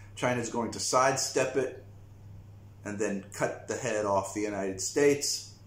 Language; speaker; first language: English; native; English